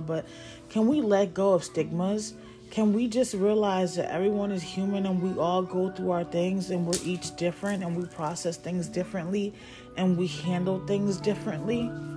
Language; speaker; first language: English; native; English